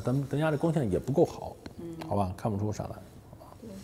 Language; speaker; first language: Chinese; native; Chinese